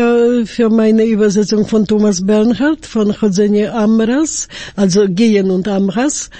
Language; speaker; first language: German; non-native, fluent; Polish